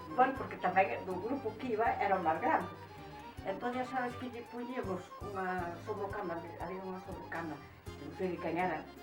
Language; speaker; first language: Galician; native; Galician